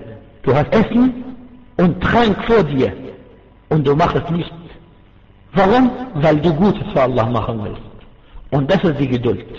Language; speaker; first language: German; non-native, fluent; Arabic